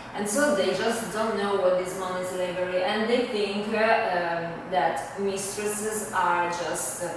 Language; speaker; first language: English; non-native, fluent; Italian